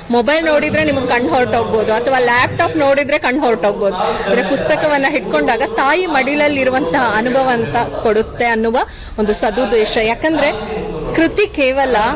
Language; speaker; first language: Kannada; non-native, local second language; Malayalam